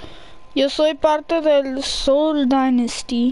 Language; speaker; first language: Spanish; early bilingual, heritage; English